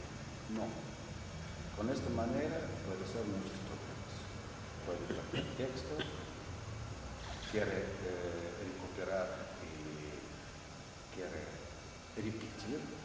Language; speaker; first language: Spanish; non-native, learner; Russian